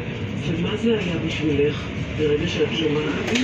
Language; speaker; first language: Hebrew; native; Hebrew